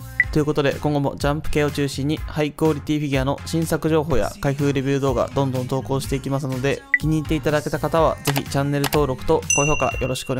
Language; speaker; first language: Japanese; native; Japanese